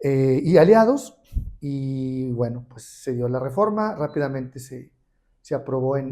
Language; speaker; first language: Spanish; native; Spanish